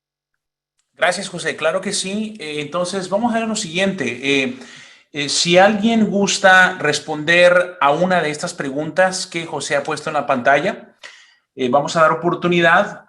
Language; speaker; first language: Spanish; native; Spanish